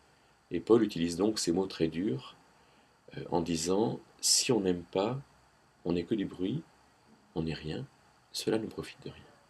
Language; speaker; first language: French; native; French